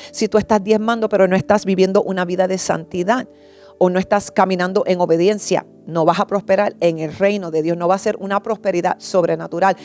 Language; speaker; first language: Spanish; early bilingual, heritage; English